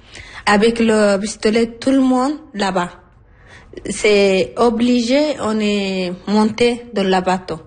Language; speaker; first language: French; non-native, learner; Arabic